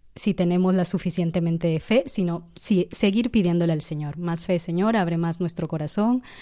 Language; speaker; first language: Spanish; native; Spanish